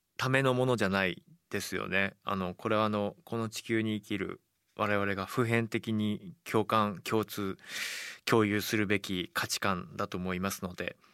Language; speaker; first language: Japanese; native; Japanese